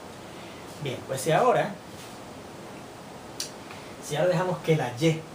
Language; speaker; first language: Spanish; native; Spanish